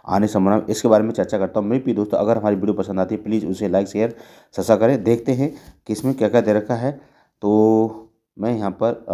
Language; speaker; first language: Hindi; native; Hindi